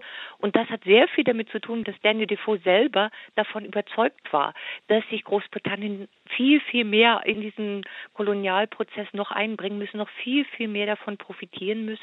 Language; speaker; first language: German; native; German